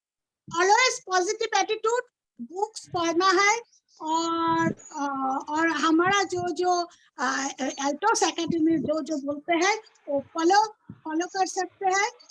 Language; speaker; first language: Hindi; non-native, local second language; Bangla